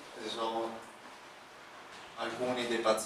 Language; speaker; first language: Italian; native; Italian